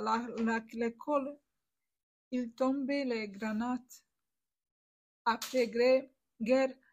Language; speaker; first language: French; non-native, learner; Bosnian